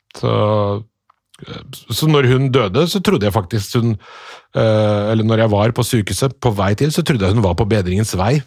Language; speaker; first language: Norwegian; early bilingual, other home language; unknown